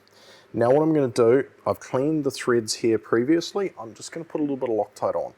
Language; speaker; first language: English; native; English